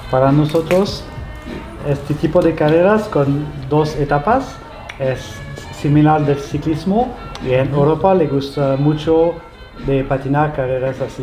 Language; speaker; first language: Spanish; non-native, learner; French